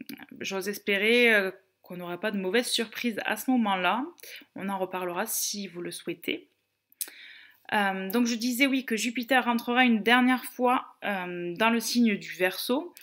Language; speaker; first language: French; native; French